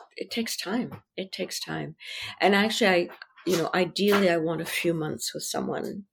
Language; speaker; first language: English; early bilingual, other home language; French